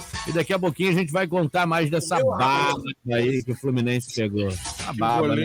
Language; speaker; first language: Portuguese; native; Portuguese